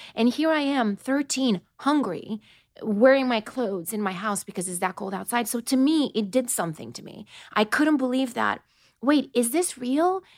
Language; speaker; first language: English; non-native, fluent; Romanian